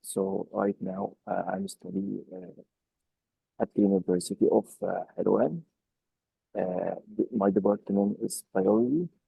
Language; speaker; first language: English; non-native, fluent; Arabic